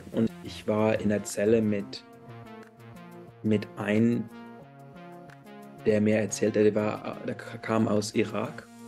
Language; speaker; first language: German; early bilingual, heritage; English